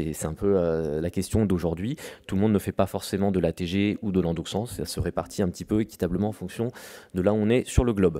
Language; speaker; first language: French; native; French